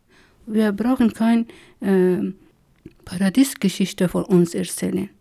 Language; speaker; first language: German; non-native, learner; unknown